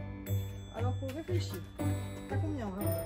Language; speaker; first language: French; native; French